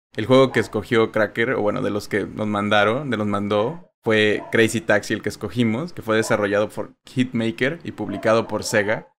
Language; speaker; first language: Spanish; native; Spanish